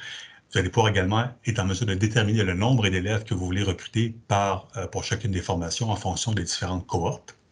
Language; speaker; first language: French; native; French